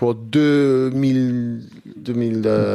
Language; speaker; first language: French; non-native, fluent; English